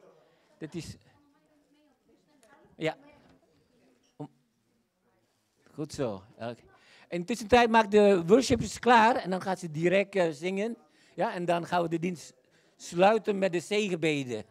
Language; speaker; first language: Dutch; non-native, fluent; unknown